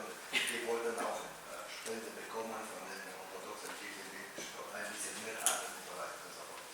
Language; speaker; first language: German; non-native, fluent; Romanian